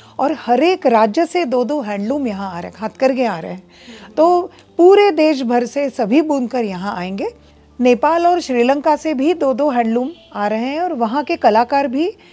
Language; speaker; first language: Hindi; non-native, local second language; Marathi